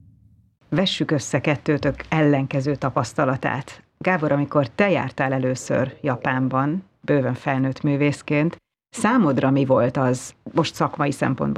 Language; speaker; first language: Hungarian; native; Hungarian